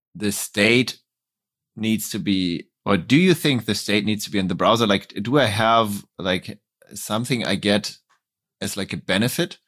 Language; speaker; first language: English; non-native, fluent; German